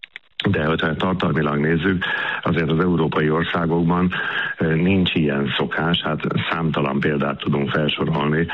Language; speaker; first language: Hungarian; native; Hungarian